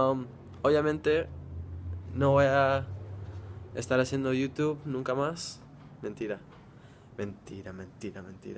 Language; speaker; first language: Spanish; early bilingual, heritage; Spanish